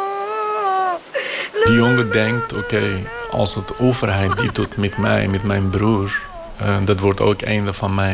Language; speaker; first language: Dutch; non-native, fluent; Kurdish